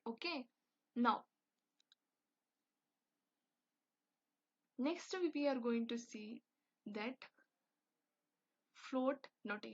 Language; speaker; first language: English; non-native, local second language; Hindi